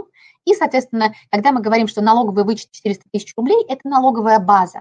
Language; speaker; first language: Russian; native; Russian